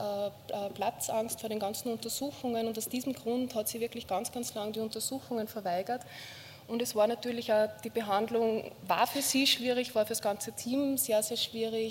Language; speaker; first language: German; native; German